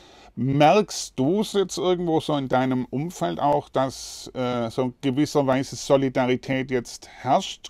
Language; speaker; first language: German; native; German